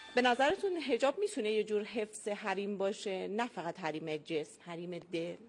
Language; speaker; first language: Persian; native; Persian